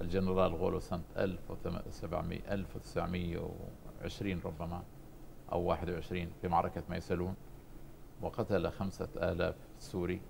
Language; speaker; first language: Arabic; native; Arabic